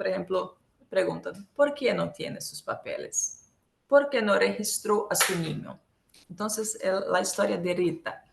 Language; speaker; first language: Spanish; non-native, local second language; Portuguese